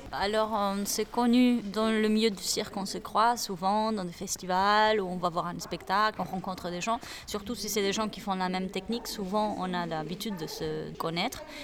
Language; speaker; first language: French; non-native, fluent; Spanish